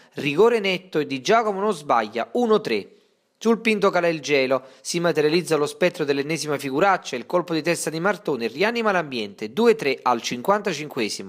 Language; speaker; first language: Italian; native; Italian